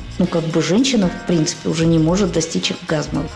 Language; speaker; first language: Russian; native; Russian